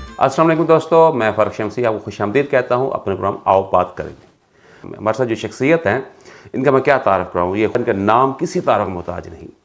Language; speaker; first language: Urdu; native; Urdu